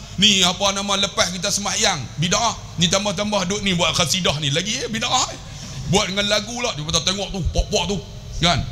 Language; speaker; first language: Malay; native; Malay